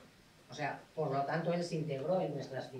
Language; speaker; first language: Spanish; native; Spanish